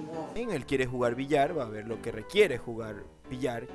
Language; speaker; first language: Spanish; native; Spanish